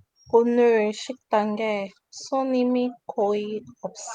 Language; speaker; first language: Korean; non-native, learner; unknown